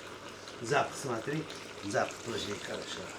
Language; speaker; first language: Russian; non-native, fluent; Uzbek